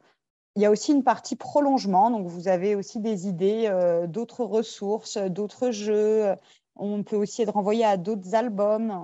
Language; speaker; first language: French; native; French